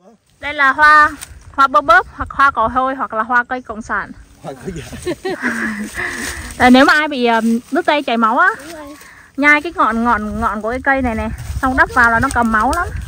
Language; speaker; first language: Vietnamese; native; Vietnamese